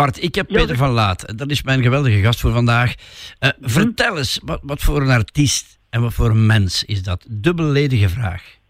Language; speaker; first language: Dutch; native; Dutch